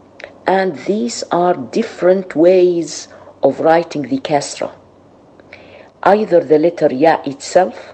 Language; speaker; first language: English; non-native, fluent; Arabic